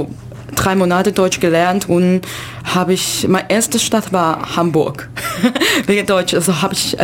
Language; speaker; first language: German; non-native, learner; Chinese